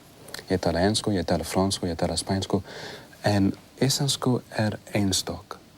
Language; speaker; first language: Icelandic; non-native, learner; English